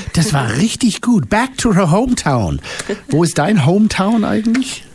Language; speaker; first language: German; native; German